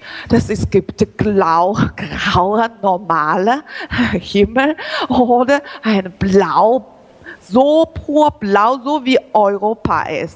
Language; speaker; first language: German; non-native, learner; Chinese